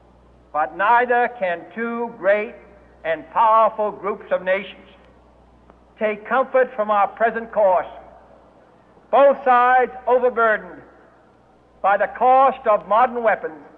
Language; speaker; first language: English; native; English